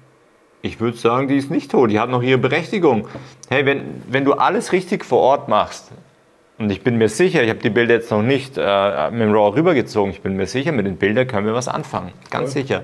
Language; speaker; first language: German; native; German